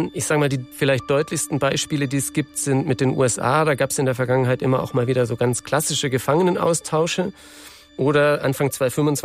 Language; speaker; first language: German; native; German